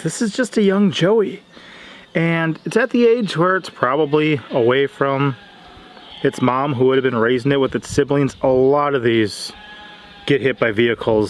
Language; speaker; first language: English; native; English